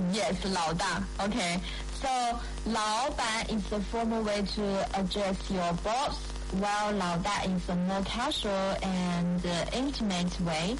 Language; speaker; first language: English; non-native, fluent; Chinese